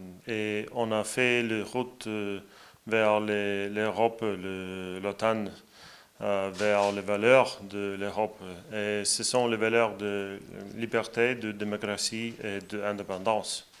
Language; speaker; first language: French; non-native, fluent; Latvian